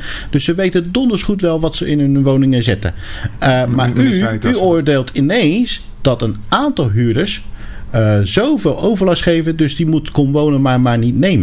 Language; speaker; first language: Dutch; native; Dutch